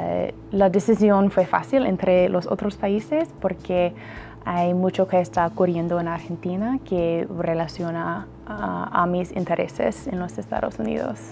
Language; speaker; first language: Spanish; non-native, fluent; English